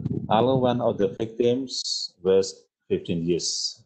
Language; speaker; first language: English; non-native, fluent; Indonesian